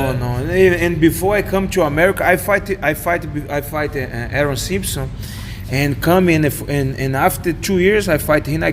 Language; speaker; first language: English; non-native, learner; Portuguese